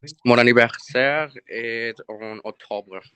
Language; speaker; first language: French; non-native, learner; Spanish